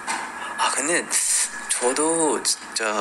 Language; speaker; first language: Korean; non-native, learner; Thai